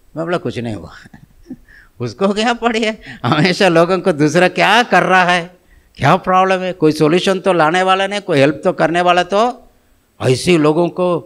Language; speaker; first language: Hindi; non-native, local second language; Tamil